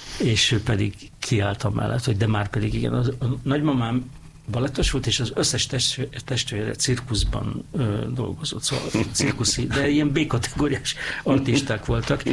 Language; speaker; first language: Hungarian; native; Hungarian